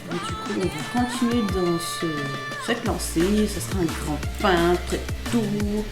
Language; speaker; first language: French; native; French